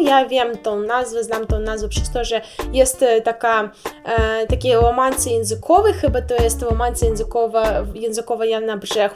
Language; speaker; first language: Polish; non-native, learner; Russian